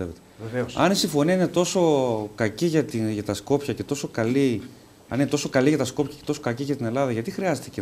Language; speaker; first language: Greek; native; Greek